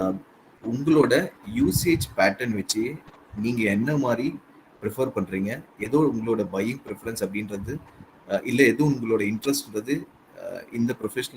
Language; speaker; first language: Tamil; native; Tamil